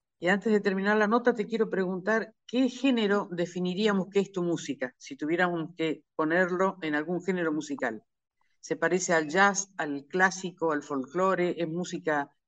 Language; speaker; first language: Spanish; native; Spanish